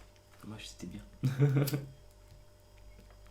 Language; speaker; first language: French; native; French